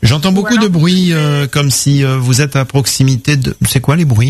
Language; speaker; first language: French; native; French